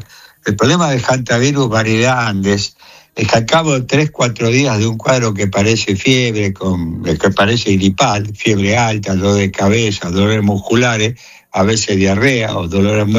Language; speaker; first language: Spanish; native; Spanish